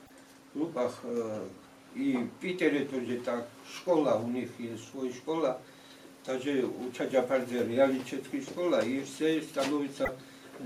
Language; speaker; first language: Russian; non-native, fluent; Georgian